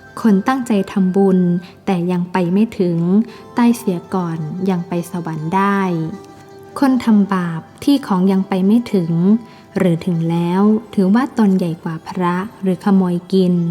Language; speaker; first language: Thai; native; Thai